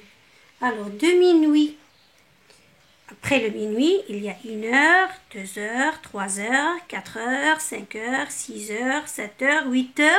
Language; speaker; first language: French; non-native, local second language; Arabic